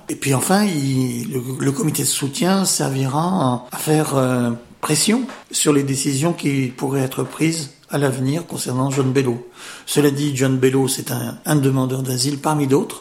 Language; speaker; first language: French; native; French